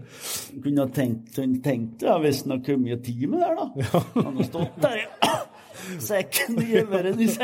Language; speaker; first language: Norwegian; native; Norwegian